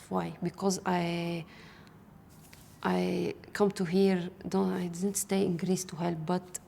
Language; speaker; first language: English; non-native, learner; Arabic